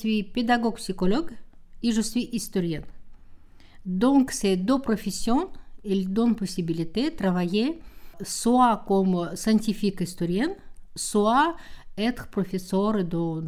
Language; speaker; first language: French; non-native, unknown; Russian